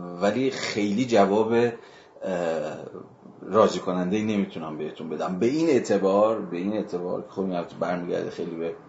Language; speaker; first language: Persian; native; Persian